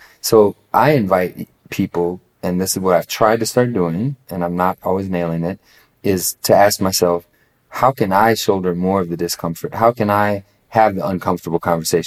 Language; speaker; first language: English; native; English